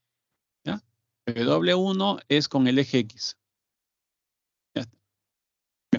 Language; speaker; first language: Spanish; native; Spanish